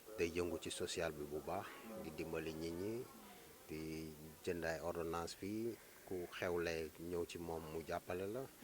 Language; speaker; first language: Wolof; native; Wolof